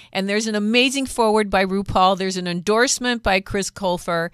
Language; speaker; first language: English; native; English